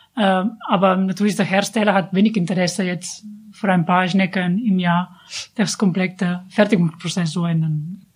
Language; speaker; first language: German; non-native, fluent; Catalan